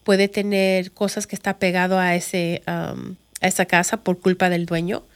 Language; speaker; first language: Spanish; early bilingual, other home language; English